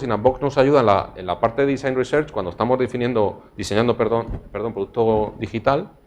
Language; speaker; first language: Spanish; native; Spanish